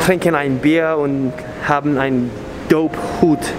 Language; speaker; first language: German; non-native, learner; English